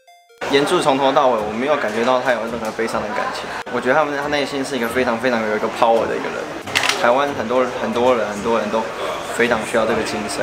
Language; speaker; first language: Chinese; native; Chinese